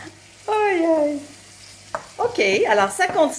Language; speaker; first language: French; native; French